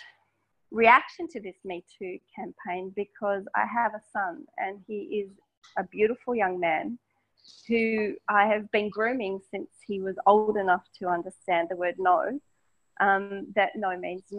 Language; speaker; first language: English; native; English